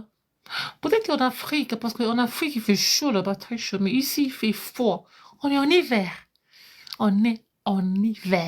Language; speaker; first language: French; non-native, fluent; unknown